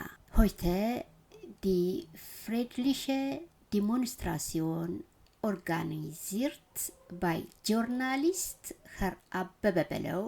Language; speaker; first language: German; non-native, learner; Amharic